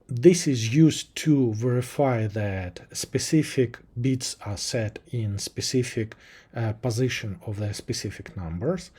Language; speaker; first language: English; non-native, fluent; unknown